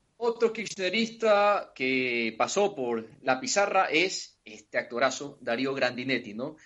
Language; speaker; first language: Spanish; native; Spanish